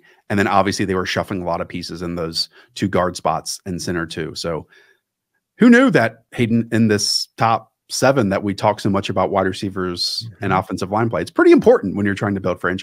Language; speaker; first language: English; native; English